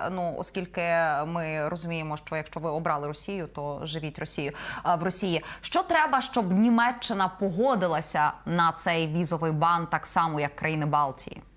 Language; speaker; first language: Ukrainian; native; Ukrainian